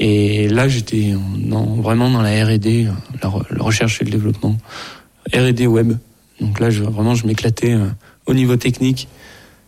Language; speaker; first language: French; native; French